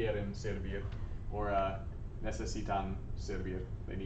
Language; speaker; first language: Spanish; non-native, learner; English